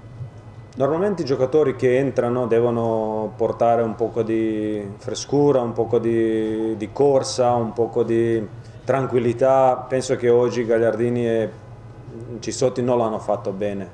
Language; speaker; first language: Italian; non-native, fluent; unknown